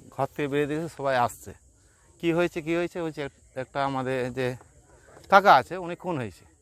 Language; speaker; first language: Bangla; native; Bangla